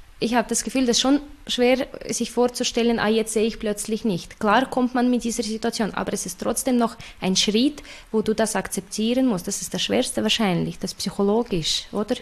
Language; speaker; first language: German; non-native, fluent; Russian